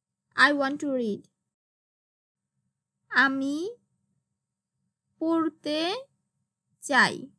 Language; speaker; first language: English; non-native, local second language; Bangla